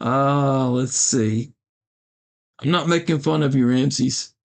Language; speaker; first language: English; native; English